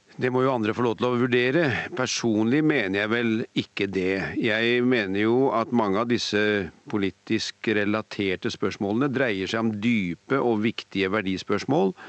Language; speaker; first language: Norwegian; native; Norwegian